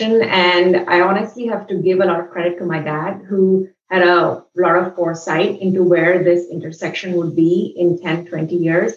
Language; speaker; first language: English; non-native, local second language; Hindi